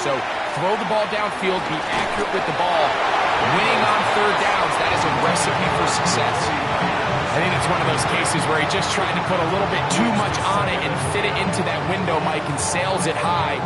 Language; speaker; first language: English; native; English